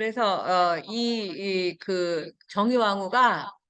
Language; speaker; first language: Korean; native; Korean